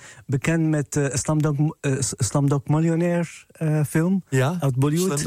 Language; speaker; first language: Dutch; non-native, fluent; Arabic